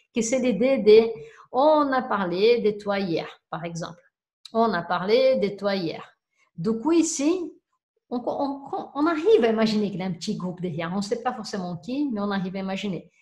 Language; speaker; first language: French; non-native, fluent; Portuguese